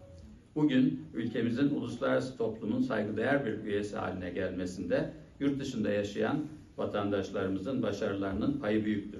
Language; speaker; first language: Turkish; native; Turkish